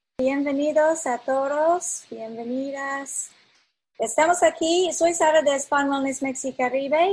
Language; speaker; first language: Spanish; non-native, fluent; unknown